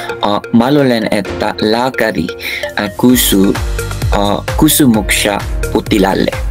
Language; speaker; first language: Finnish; non-native, learner; Filipino